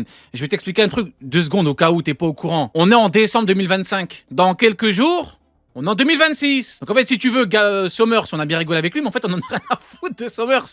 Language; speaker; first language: French; native; French